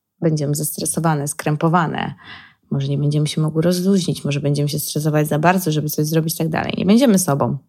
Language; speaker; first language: Polish; early bilingual, heritage; Polish